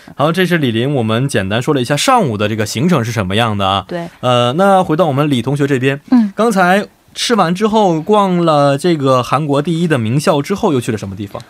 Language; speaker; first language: Chinese; native; Chinese